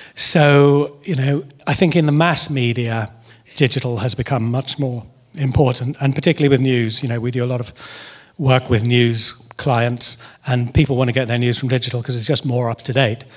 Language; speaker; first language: English; native; English